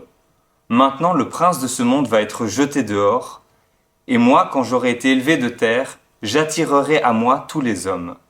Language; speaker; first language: French; native; French